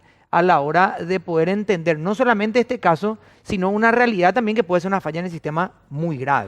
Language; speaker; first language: Spanish; native; Spanish